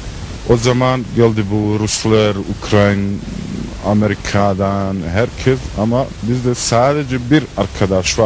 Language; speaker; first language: Turkish; non-native, learner; Bosnian